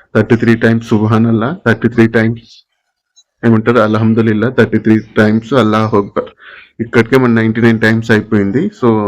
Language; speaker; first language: Telugu; non-native, local second language; Urdu